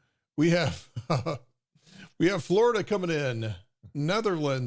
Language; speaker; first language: English; native; English